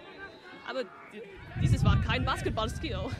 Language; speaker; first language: German; non-native, learner; Dutch